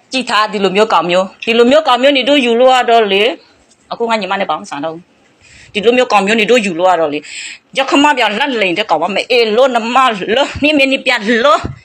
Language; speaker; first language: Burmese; non-native, local second language; Karen languages